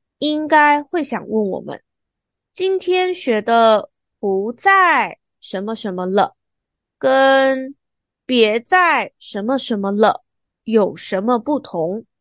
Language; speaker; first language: Chinese; native; Chinese